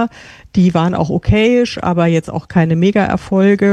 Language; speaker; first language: German; native; German